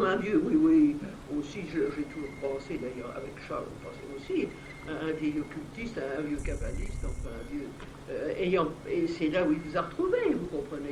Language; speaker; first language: French; native; French